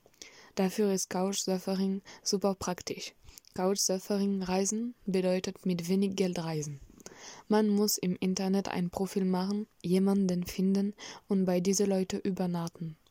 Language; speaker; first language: German; non-native, learner; French